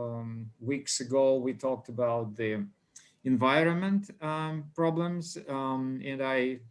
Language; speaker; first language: English; non-native, fluent; Russian